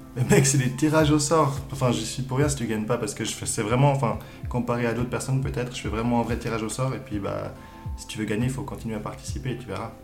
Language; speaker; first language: French; native; French